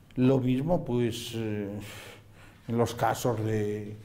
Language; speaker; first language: Spanish; native; Spanish